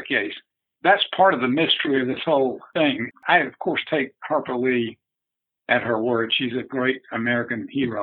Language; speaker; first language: English; native; English